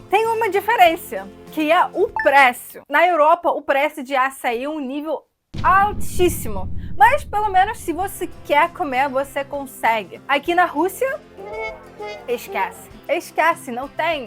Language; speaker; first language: Portuguese; non-native, fluent; Russian